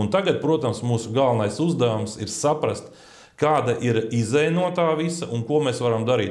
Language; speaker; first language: Latvian; native; Latvian